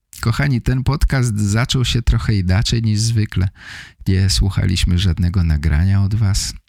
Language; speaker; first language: Polish; native; Polish